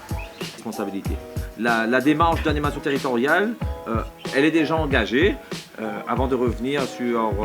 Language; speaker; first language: French; native; French